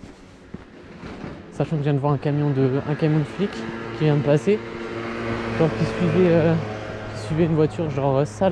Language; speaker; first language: French; native; French